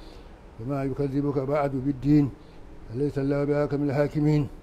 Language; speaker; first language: Arabic; non-native, fluent; Hausa